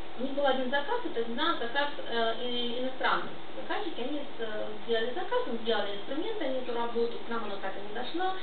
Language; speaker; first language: Russian; non-native, local second language; Ukrainian